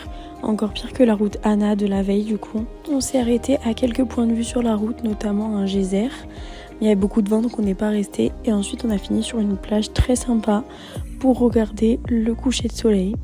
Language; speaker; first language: French; native; French